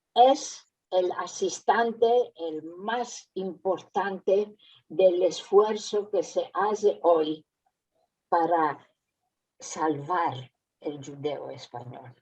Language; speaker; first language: Spanish; early bilingual, heritage; Spanish